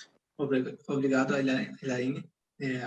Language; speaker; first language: Portuguese; non-native, fluent; Turkish